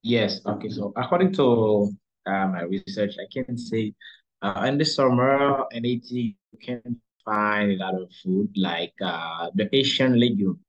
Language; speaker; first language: English; non-native, learner; Haitian Creole